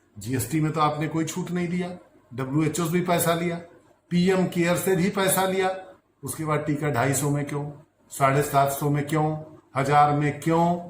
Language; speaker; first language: Hindi; native; Hindi